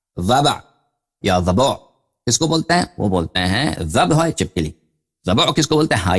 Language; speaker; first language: Urdu; non-native, fluent; Persian